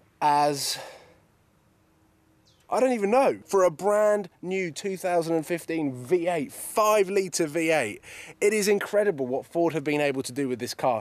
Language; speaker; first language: English; native; English